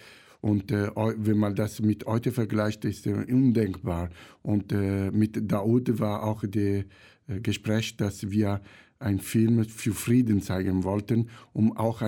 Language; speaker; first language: German; non-native, fluent; Italian